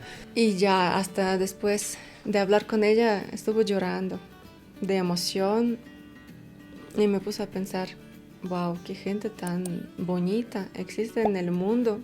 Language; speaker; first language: Spanish; non-native, fluent; Russian